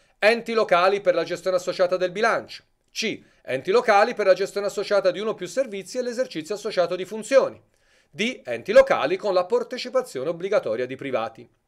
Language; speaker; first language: Italian; native; Italian